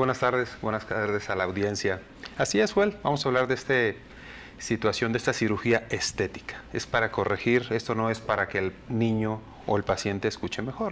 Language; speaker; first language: Spanish; native; Spanish